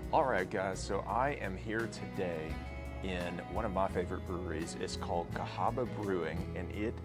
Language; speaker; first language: English; native; English